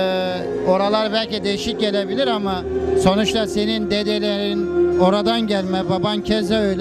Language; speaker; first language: Turkish; native; Turkish